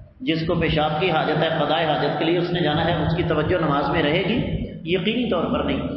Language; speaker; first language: Urdu; non-native, local second language; Punjabi